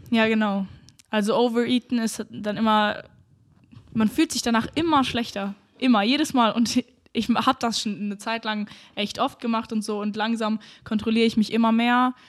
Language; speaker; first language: German; early bilingual, other home language; Romanian